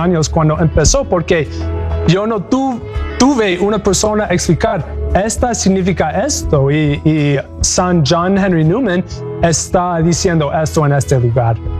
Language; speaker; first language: Spanish; non-native, learner; English